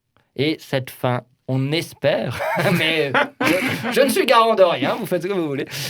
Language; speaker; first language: French; native; French